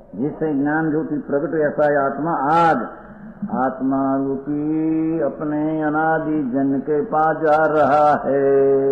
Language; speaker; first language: Hindi; non-native, local second language; Gujarati